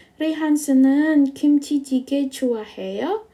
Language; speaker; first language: Korean; non-native, fluent; Indonesian